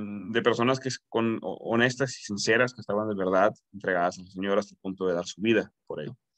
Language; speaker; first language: Spanish; native; Spanish